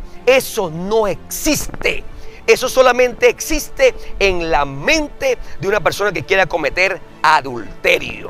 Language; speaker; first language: Spanish; native; Spanish